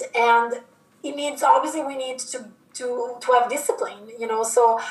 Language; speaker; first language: English; non-native, fluent; Italian